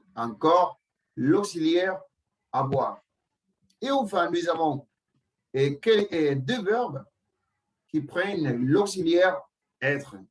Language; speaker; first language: French; non-native, fluent; Spanish